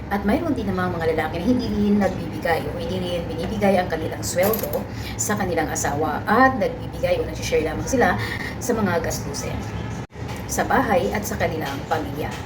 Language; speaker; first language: Filipino; native; Filipino